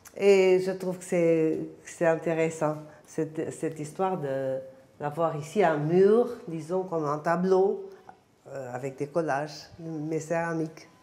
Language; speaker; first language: French; non-native, fluent; Portuguese